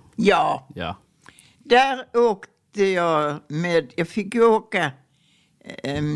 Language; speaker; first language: Swedish; native; Swedish